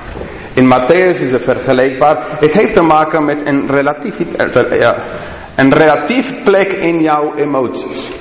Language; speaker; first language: Dutch; non-native, fluent; English